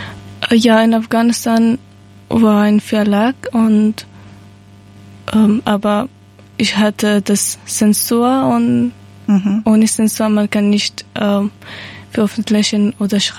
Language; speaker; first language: German; non-native, learner; Persian